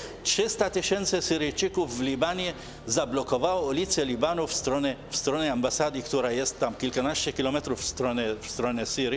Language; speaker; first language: Polish; non-native, fluent; Arabic